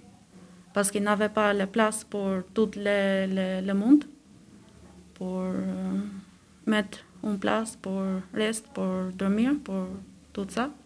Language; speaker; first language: French; non-native, learner; Albanian